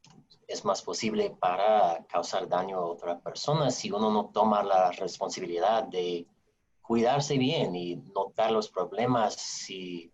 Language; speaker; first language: Spanish; non-native, fluent; English